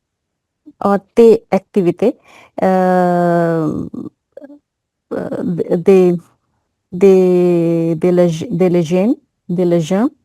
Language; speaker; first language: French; non-native, learner; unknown